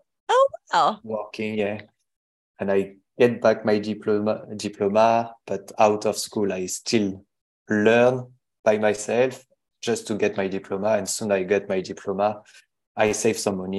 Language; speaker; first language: English; non-native, learner; French